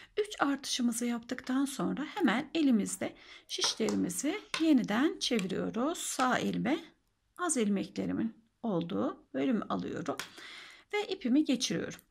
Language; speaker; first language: Turkish; native; Turkish